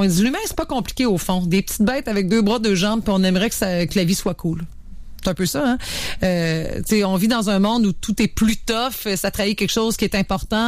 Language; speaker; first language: French; native; French